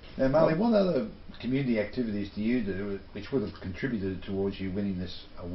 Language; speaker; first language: English; native; English